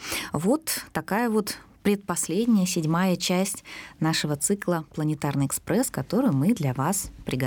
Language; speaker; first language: Russian; native; Russian